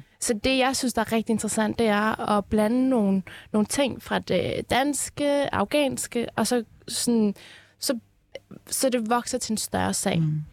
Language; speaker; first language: Danish; early bilingual, other home language; Persian